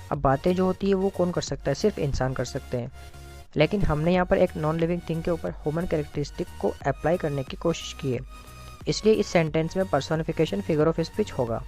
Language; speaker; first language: Hindi; native; Hindi